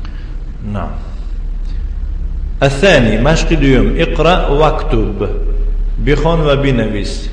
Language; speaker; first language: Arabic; non-native, fluent; Tajik